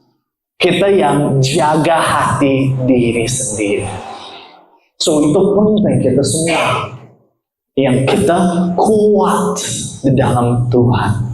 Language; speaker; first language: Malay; non-native, learner; English